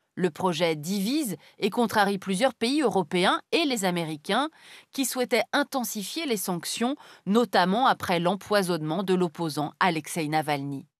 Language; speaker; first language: French; native; French